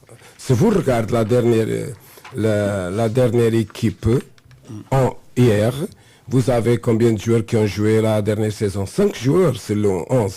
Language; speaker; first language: French; non-native, fluent; Portuguese